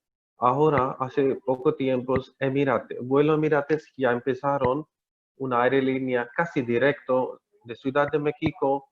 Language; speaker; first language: Spanish; non-native, learner; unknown